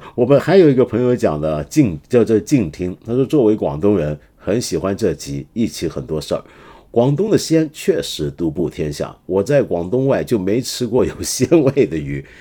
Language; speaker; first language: Chinese; non-native, local second language; Cantonese